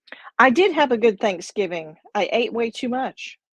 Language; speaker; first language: English; native; English